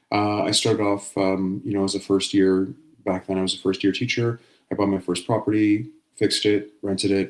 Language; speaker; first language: English; native; English